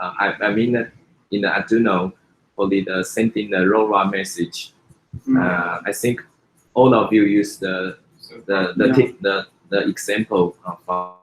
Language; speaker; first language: English; non-native, fluent; Chinese